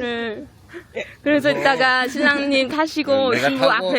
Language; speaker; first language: Korean; non-native, learner; Vietnamese